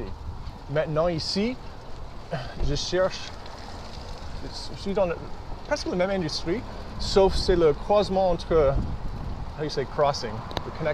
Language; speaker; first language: French; early bilingual, heritage; English